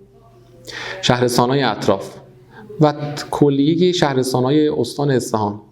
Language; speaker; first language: Persian; native; Persian